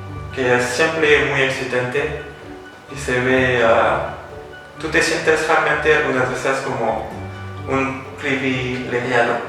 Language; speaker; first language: Spanish; non-native, fluent; French